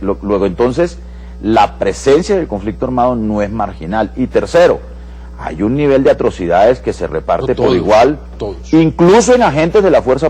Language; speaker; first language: Spanish; native; Spanish